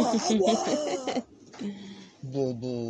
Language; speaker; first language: Spanish; non-native, learner; English